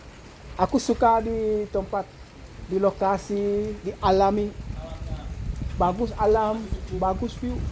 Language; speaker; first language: Indonesian; non-native, learner; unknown